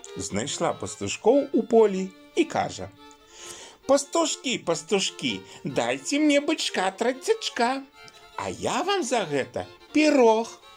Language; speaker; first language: Belarusian; native; Belarusian